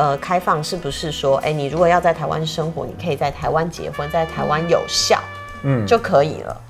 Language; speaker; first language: Chinese; native; Chinese